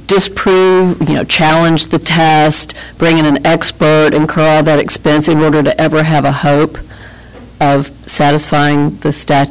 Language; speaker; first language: English; native; English